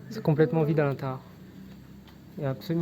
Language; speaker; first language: French; native; French